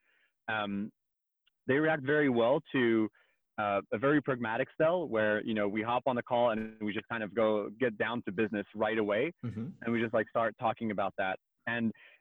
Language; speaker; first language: English; non-native, fluent; French